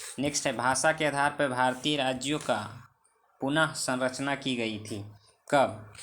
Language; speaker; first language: Hindi; native; Hindi